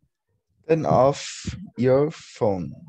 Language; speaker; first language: English; non-native, learner; Portuguese